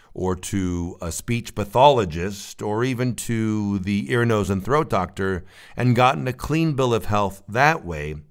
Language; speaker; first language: English; native; English